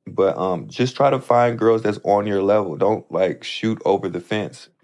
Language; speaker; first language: English; native; English